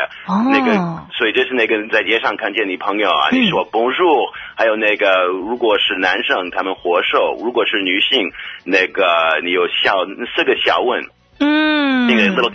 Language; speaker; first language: Chinese; non-native, fluent; English